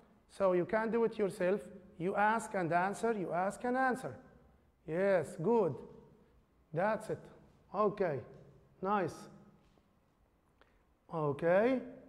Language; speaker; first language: English; non-native, fluent; Arabic